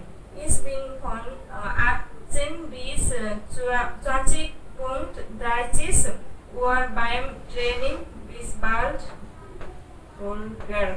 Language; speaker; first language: German; non-native, learner; Hindi